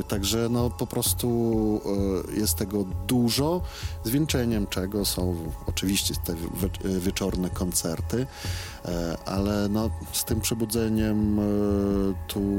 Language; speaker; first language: Polish; non-native, fluent; Belarusian